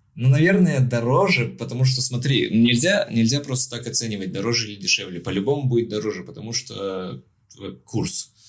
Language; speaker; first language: Russian; non-native, local second language; Tajik